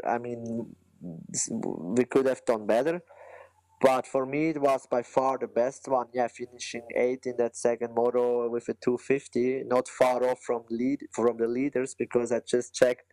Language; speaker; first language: English; non-native, fluent; Swiss German